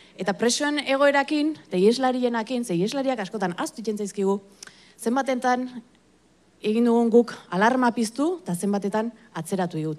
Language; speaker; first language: Basque; native; Basque